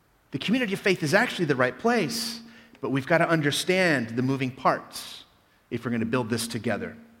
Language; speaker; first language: English; native; English